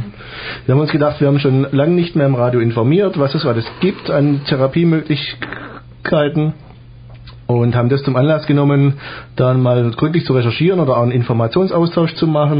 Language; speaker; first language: German; native; German